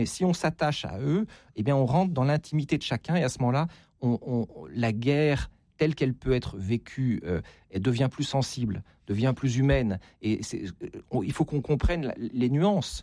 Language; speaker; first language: French; native; French